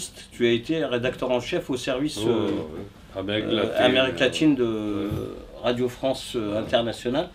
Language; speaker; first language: French; native; French